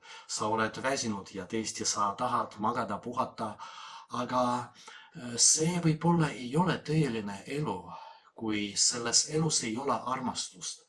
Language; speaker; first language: Estonian; non-native, fluent; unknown